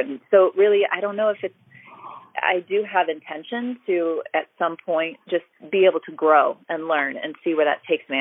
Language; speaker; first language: English; native; English